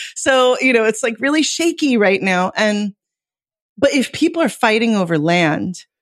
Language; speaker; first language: English; native; English